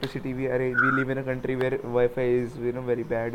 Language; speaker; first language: English; non-native, local second language; Hindi